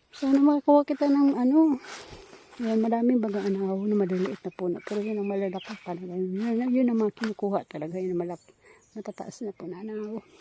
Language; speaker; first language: Filipino; non-native, local second language; Bikol